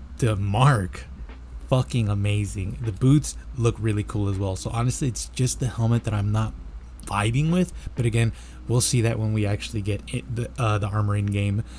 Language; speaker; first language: English; native; English